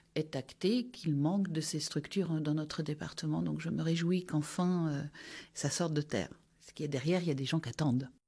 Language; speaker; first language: French; native; French